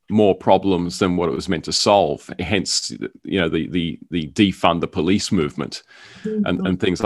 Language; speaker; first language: English; native; English